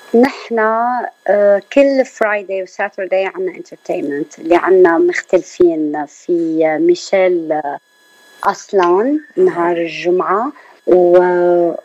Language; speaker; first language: Arabic; native; Arabic